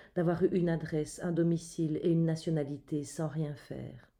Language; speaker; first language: French; native; French